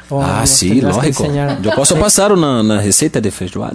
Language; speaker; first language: Spanish; non-native, learner; Portuguese